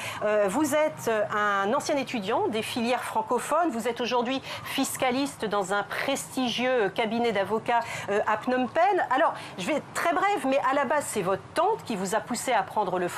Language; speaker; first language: French; native; French